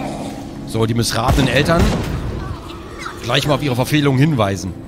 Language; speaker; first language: German; native; German